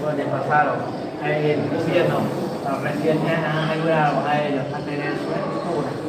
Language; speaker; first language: Spanish; non-native, fluent; Vietnamese